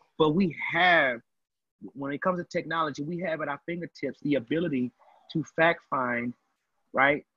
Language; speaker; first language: English; native; English